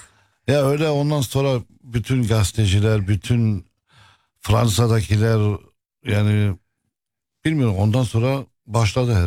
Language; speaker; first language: Turkish; non-native, fluent; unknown